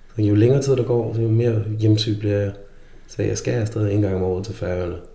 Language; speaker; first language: Danish; early bilingual, other home language; Faroese